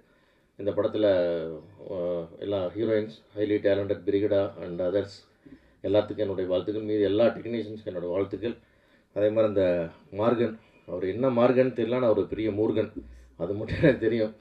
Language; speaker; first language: Tamil; native; Tamil